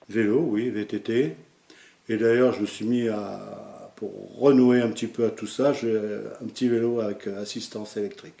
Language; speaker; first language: French; native; French